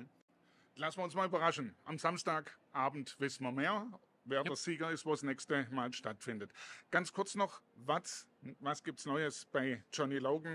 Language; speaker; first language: German; native; German